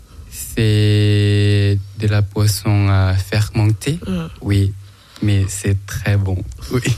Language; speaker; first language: French; non-native, learner; Thai